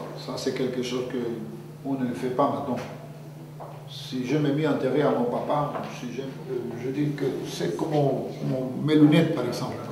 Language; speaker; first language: French; non-native, fluent; Spanish